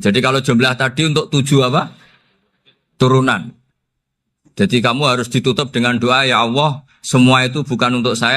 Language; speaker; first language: Indonesian; non-native, local second language; Javanese